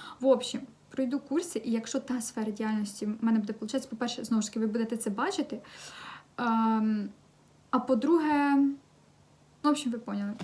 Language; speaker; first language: Ukrainian; non-native, local second language; Russian